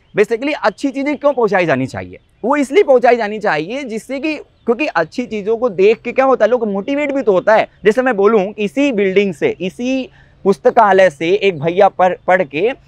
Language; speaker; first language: Hindi; native; Hindi